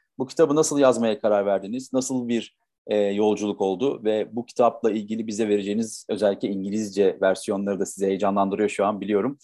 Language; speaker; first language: Turkish; native; Turkish